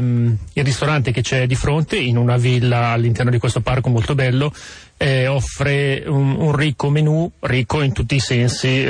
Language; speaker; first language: Italian; native; Italian